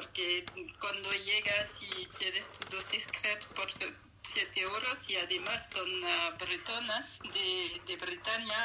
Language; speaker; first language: Spanish; non-native, fluent; French